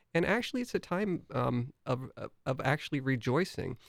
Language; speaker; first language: English; native; English